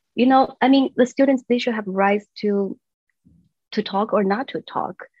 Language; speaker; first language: English; non-native, fluent; Chinese